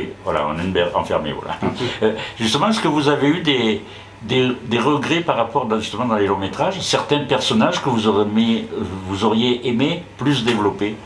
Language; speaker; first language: French; native; French